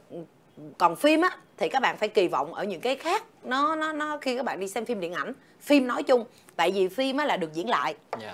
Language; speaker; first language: Vietnamese; native; Vietnamese